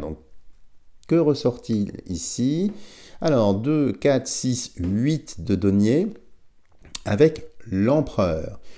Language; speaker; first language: French; native; French